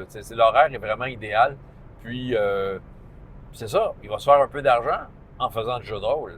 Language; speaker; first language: French; native; French